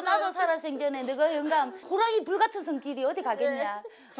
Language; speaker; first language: Korean; native; Korean